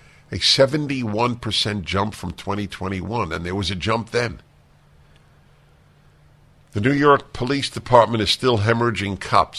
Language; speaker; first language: English; native; English